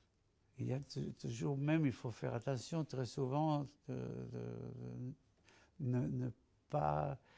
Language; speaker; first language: French; non-native, fluent; Spanish